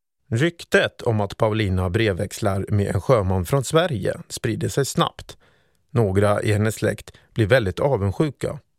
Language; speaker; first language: Swedish; native; Swedish